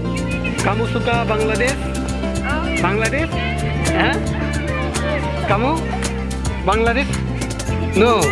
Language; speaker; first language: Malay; non-native, learner; Bangla